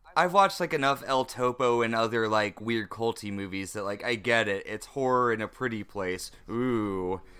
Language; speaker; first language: English; native; English